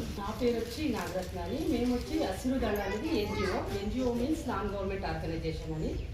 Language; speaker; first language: Telugu; non-native, local second language; Kannada